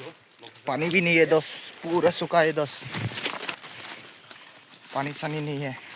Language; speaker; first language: Hindi; non-native, local second language; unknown